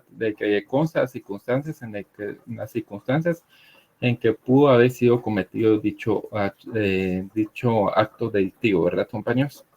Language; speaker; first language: Spanish; native; Spanish